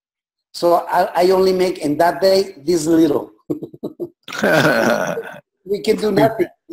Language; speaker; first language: English; non-native, learner; Spanish